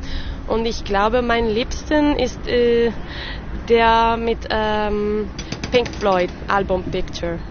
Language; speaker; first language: German; non-native, learner; French